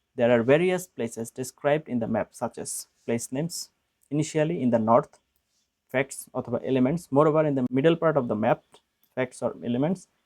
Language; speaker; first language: English; non-native, local second language; Bangla